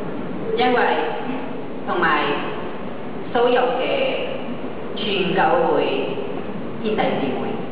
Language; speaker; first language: Chinese; non-native, fluent; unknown